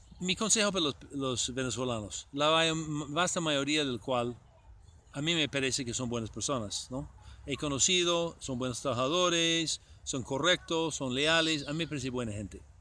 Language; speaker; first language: Spanish; non-native, fluent; English